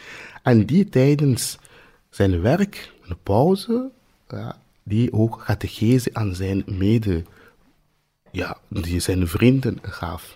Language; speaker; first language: Dutch; non-native, fluent; Swahili